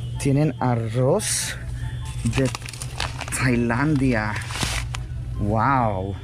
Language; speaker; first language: Spanish; non-native, fluent; Russian